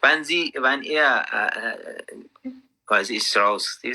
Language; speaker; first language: German; non-native, learner; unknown